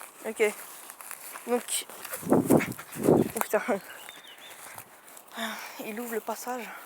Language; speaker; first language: French; native; French